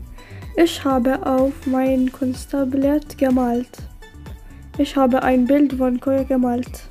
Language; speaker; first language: German; non-native, learner; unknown